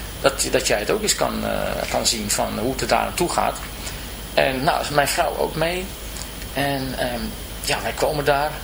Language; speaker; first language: Dutch; native; Dutch